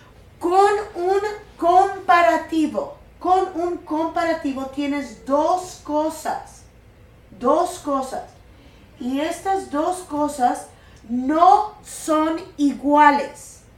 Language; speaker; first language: Spanish; non-native, fluent; English